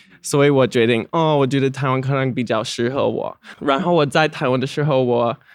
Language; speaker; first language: Chinese; non-native, learner; English